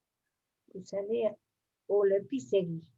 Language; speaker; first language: French; non-native, learner; Spanish